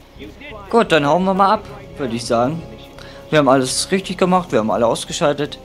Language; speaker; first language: German; native; German